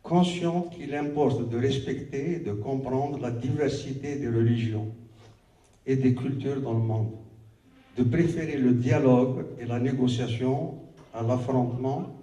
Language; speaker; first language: French; non-native, local second language; Arabic